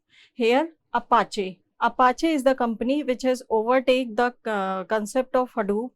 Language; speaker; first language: English; non-native, local second language; Hindi